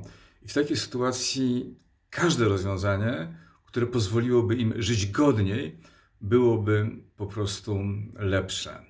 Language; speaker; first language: Polish; native; Polish